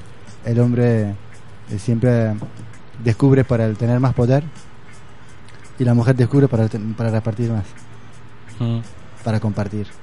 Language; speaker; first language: Spanish; non-native, fluent; Kurdish